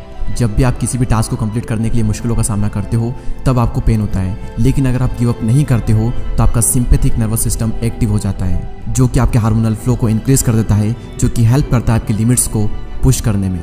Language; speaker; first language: Hindi; native; Hindi